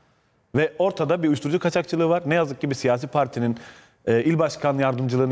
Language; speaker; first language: Turkish; native; Turkish